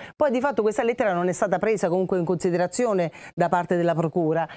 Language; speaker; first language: Italian; native; Italian